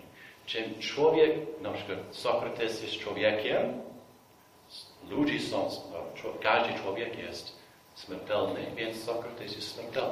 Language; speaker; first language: Polish; non-native, fluent; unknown